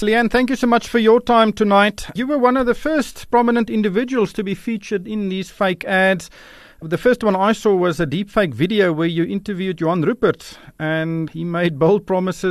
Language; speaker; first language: English; non-native, local second language; Afrikaans